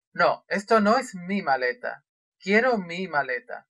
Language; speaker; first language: Spanish; non-native, fluent; Russian